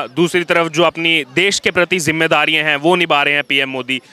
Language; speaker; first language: Hindi; native; Hindi